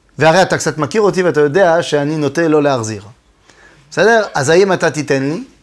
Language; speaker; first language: Hebrew; non-native, fluent; French